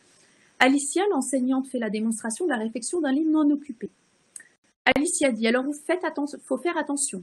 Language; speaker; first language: French; native; French